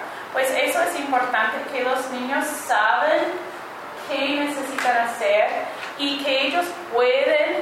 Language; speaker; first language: Spanish; non-native, fluent; English